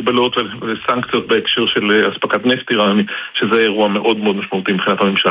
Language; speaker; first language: Hebrew; native; Hebrew